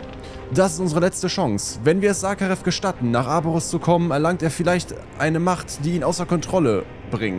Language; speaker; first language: German; native; German